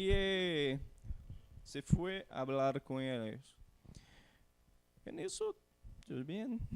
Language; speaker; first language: Spanish; non-native, learner; Portuguese